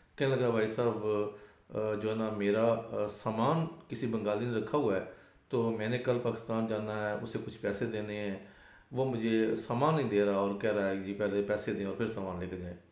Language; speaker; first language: Urdu; non-native, local second language; Punjabi